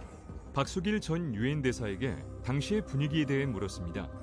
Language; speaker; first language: Korean; native; Korean